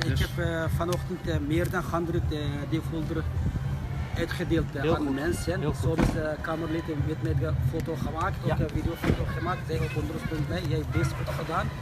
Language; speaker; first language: Dutch; non-native, learner; Uyghur